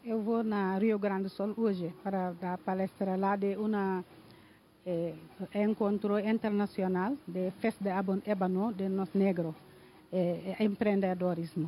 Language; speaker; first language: Portuguese; non-native, learner; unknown